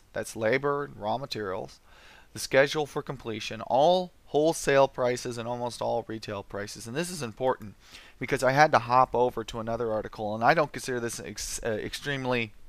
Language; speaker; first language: English; native; English